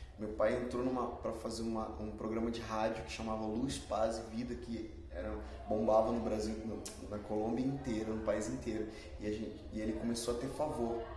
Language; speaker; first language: Portuguese; early bilingual, other home language; Spanish